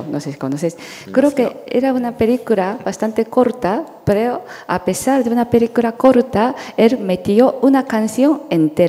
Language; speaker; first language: Spanish; non-native, fluent; Japanese